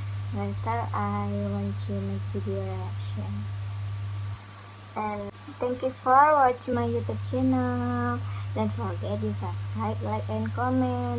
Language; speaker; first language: English; non-native, learner; Indonesian